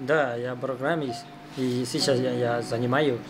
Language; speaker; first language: Russian; non-native, learner; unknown